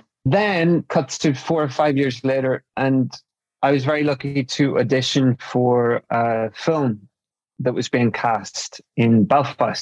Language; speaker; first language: English; native; English